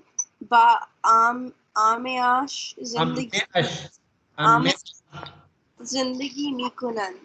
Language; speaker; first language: Persian; non-native, learner; Urdu